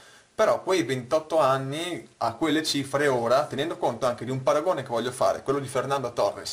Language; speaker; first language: Italian; native; Italian